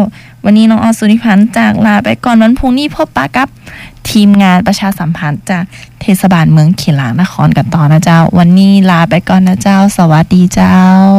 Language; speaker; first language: Thai; non-native, local second language; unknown